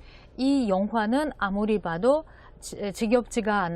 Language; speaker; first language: Korean; non-native, fluent; Russian